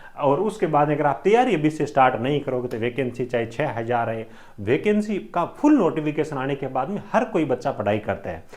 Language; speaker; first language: Hindi; native; Hindi